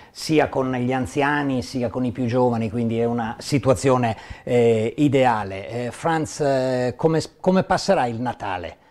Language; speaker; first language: Italian; native; Italian